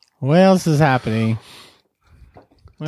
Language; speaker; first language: English; native; English